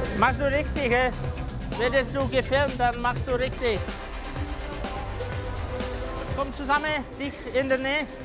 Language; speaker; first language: German; non-native, fluent; Czech